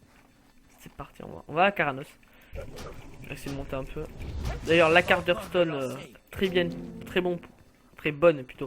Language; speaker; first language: French; native; French